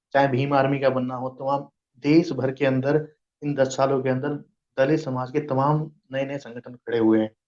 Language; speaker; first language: Hindi; native; Hindi